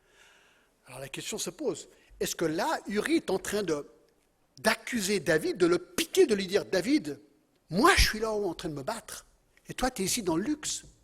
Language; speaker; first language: French; non-native, fluent; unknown